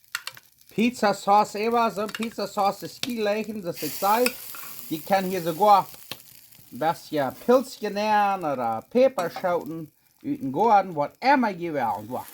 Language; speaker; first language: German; non-native, learner; Plautdietsch